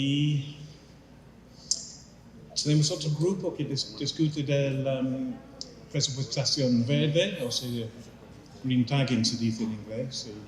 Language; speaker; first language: Spanish; non-native, fluent; English